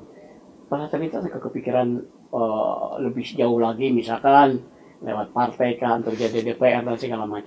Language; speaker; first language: Indonesian; native; Indonesian